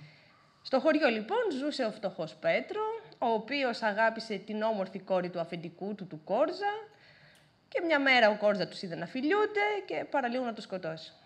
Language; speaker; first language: Greek; native; Greek